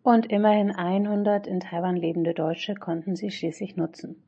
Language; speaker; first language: German; native; German